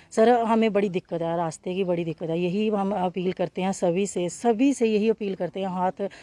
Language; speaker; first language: Hindi; native; Hindi